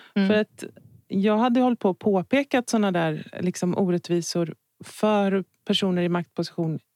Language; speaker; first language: Swedish; native; Swedish